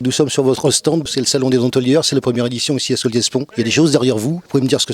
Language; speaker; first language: French; native; French